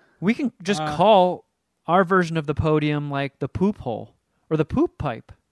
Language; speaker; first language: English; native; English